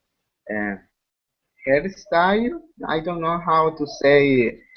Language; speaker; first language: English; non-native, learner; Spanish